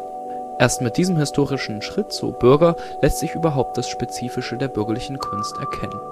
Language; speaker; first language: German; native; German